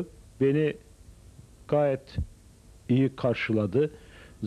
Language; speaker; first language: Turkish; native; Turkish